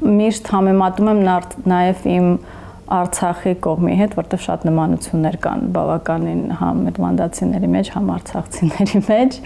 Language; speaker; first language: Armenian; early bilingual, heritage; English